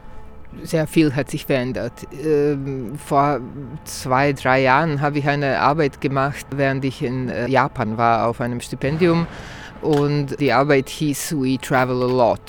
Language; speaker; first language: German; non-native, fluent; Croatian